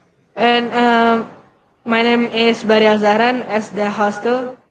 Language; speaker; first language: English; non-native, learner; Indonesian